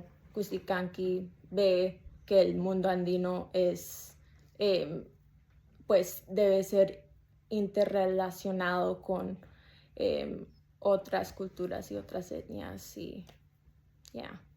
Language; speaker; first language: Spanish; early bilingual, heritage; Spanish